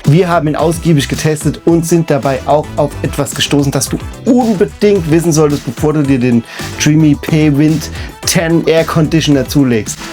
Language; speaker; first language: German; native; German